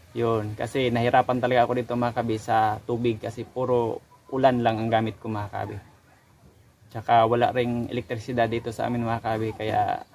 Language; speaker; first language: Filipino; non-native, local second language; Cebuano